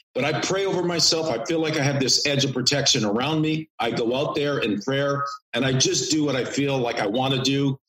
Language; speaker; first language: English; native; English